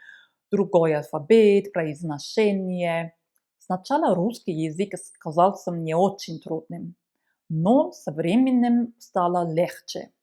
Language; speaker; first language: Russian; non-native, learner; German